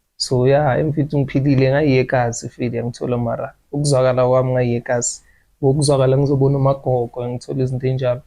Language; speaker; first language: Zulu; native; Zulu